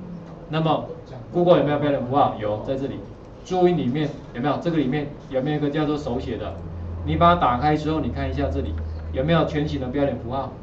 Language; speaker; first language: Chinese; native; Chinese